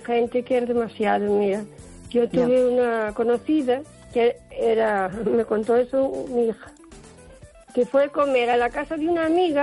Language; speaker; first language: Spanish; native; Spanish